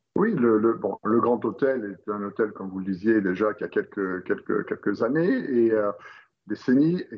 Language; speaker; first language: French; native; French